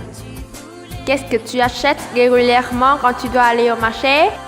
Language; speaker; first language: French; non-native, learner; Vietnamese